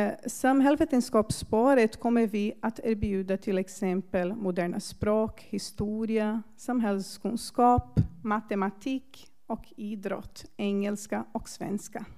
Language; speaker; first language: Swedish; non-native, fluent; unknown